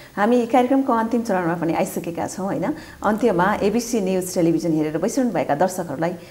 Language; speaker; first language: Nepali; native; Nepali